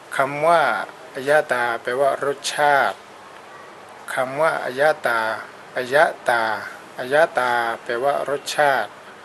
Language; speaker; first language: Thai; non-native, fluent; Burmese